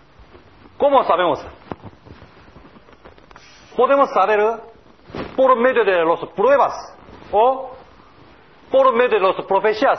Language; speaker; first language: Spanish; non-native, learner; Korean